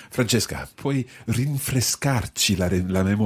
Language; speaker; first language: Italian; non-native, fluent; English